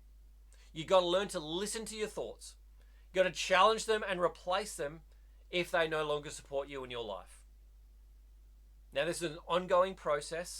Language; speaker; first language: English; native; English